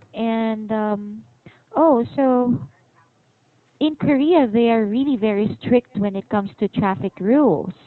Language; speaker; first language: English; non-native, fluent; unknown